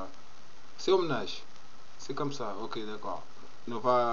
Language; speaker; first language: French; non-native, learner; Portuguese